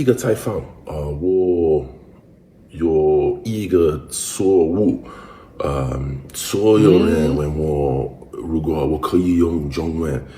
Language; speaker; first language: Chinese; non-native, learner; English